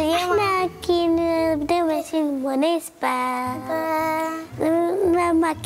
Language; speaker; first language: Arabic; native; Arabic